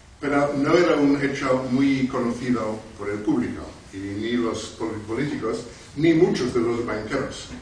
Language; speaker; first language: Spanish; non-native, fluent; English